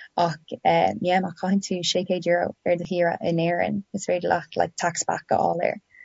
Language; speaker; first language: Irish; non-native, local second language; English